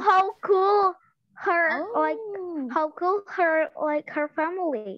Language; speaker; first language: English; non-native, learner; Indonesian